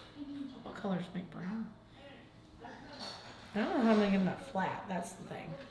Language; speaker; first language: English; native; English